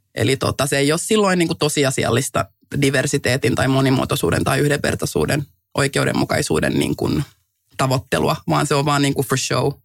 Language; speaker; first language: Finnish; native; Finnish